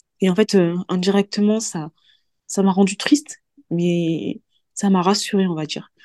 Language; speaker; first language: French; early bilingual, other home language; Mandingo